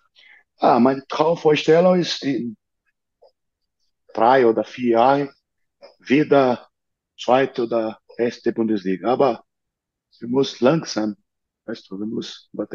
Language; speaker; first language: German; non-native, fluent; Portuguese